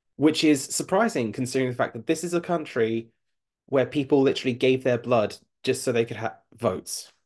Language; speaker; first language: English; native; English